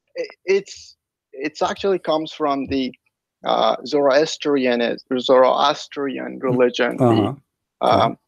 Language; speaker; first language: English; non-native, fluent; Persian